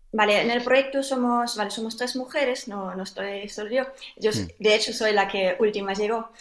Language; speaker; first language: Spanish; non-native, fluent; German